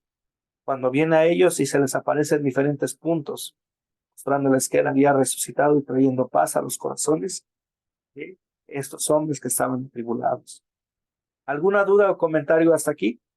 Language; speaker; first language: Spanish; native; Spanish